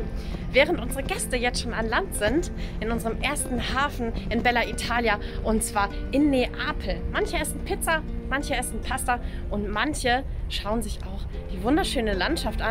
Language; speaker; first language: German; native; German